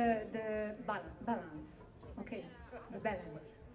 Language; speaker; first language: English; non-native, learner; Hungarian